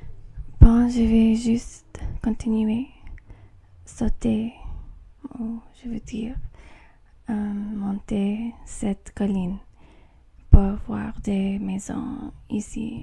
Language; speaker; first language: French; non-native, learner; English